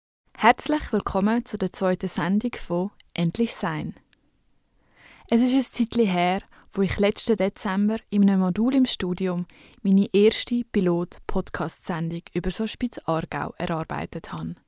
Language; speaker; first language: German; native; German